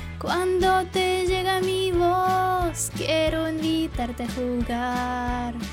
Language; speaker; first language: Spanish; non-native, fluent; Russian